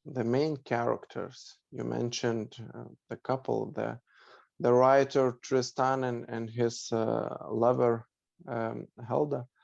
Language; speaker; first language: English; non-native, fluent; Lithuanian